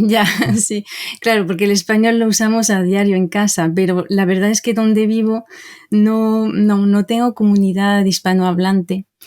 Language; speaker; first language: Spanish; non-native, fluent; French